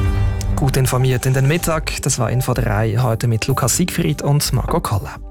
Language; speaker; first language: German; native; German